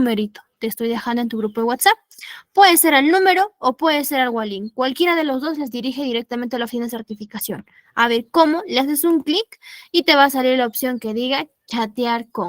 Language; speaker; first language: Spanish; native; Spanish